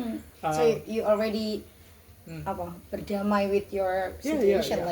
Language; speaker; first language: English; non-native, learner; Indonesian